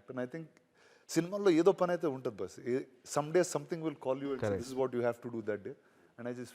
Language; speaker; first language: Telugu; native; Telugu